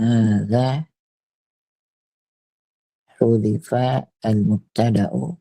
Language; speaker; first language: Arabic; non-native, fluent; Indonesian